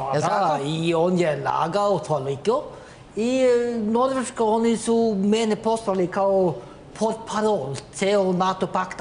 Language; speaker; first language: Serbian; non-native, learner; Norwegian